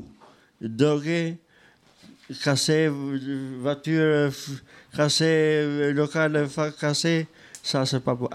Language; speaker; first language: French; non-native, learner; Albanian